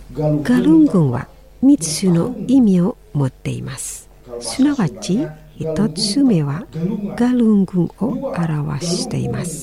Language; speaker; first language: Japanese; non-native, fluent; Indonesian